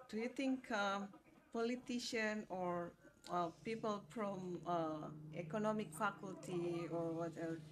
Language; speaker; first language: English; non-native, fluent; Indonesian